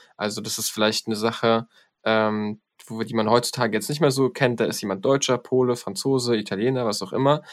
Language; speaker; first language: German; native; German